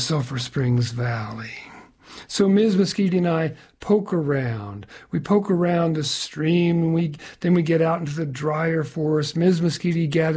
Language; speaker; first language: English; native; English